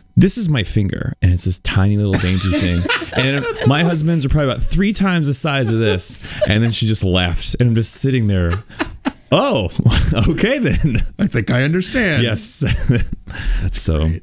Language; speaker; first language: English; native; English